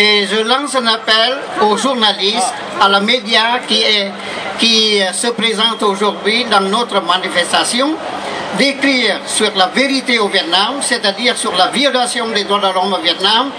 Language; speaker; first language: French; non-native, fluent; Vietnamese